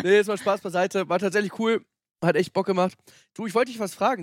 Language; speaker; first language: German; native; German